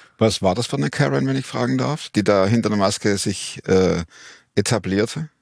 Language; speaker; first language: German; native; German